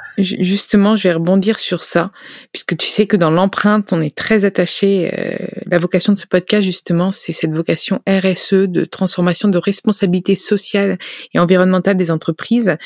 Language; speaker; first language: French; native; French